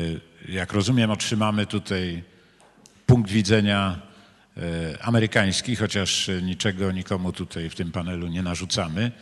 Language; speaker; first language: Polish; native; Polish